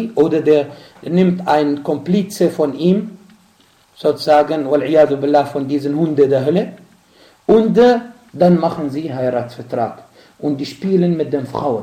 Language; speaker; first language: German; non-native, fluent; Arabic